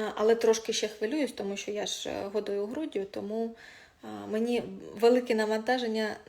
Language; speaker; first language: Ukrainian; non-native, local second language; Russian